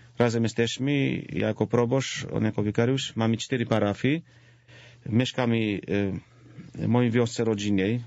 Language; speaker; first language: Polish; non-native, fluent; Georgian